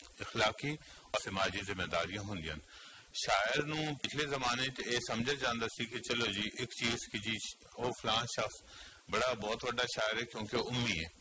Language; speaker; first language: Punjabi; non-native, local second language; Northern Hindko